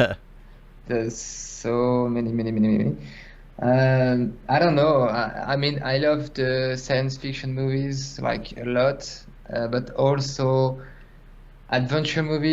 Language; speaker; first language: English; non-native, fluent; French